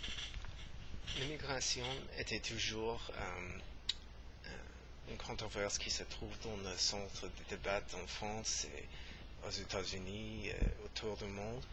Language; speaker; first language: French; non-native, learner; English